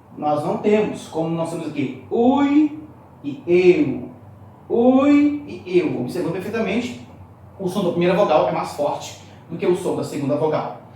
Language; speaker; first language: Portuguese; native; Portuguese